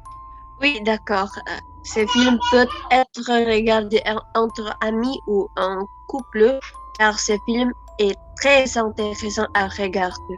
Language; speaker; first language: French; non-native, learner; Indonesian